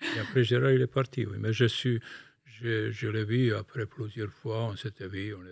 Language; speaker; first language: French; non-native, fluent; Bosnian